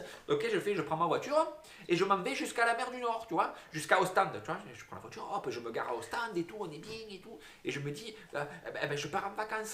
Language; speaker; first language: French; native; French